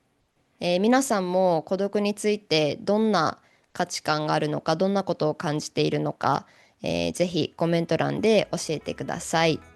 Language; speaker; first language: Japanese; native; Japanese